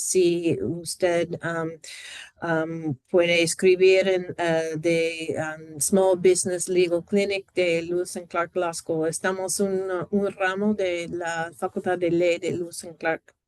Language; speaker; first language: Spanish; non-native, fluent; English